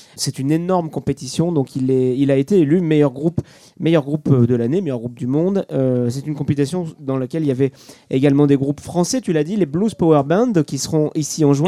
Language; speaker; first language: French; native; French